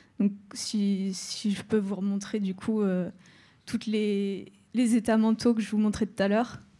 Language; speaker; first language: French; native; French